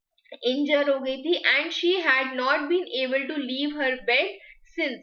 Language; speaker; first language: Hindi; native; Hindi